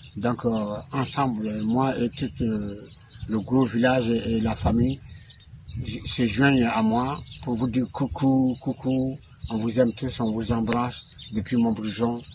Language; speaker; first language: French; non-native, local second language; Bambara